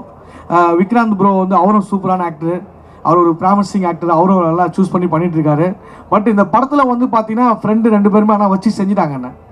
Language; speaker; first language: Tamil; native; Tamil